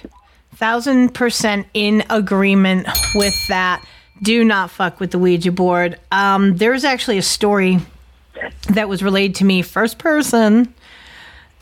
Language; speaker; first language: English; native; English